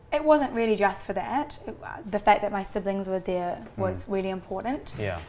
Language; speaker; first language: English; native; English